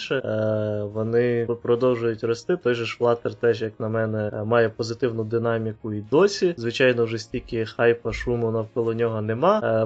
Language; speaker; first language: Ukrainian; non-native, local second language; Russian